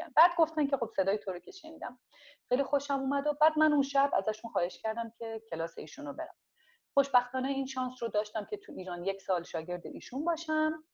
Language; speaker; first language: Persian; non-native, local second language; Azerbaijani